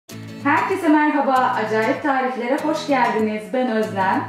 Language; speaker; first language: Turkish; native; Turkish